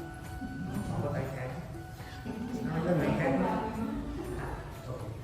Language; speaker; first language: Vietnamese; non-native, learner; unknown